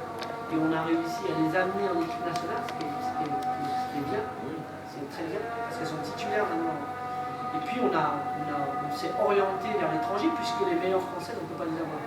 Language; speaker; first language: French; native; French